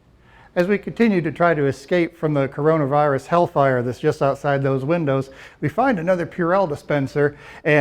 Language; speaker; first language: English; native; English